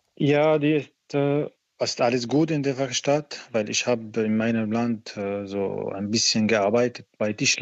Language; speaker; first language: German; non-native, learner; Arabic